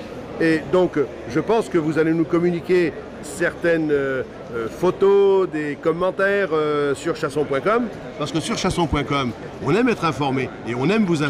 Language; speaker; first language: French; native; French